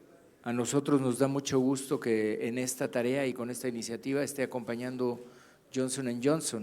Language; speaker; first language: Spanish; native; Spanish